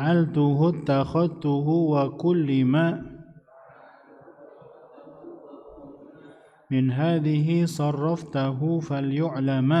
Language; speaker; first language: Arabic; non-native, fluent; Indonesian